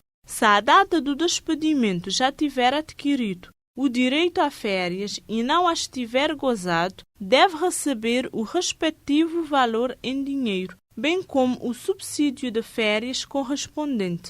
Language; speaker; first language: Portuguese; non-native, local second language; Kabuverdianu